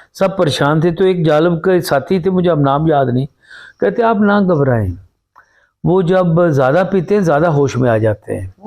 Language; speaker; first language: Urdu; non-native, local second language; Punjabi